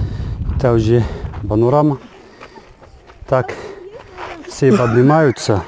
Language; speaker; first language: Russian; non-native, learner; Arabic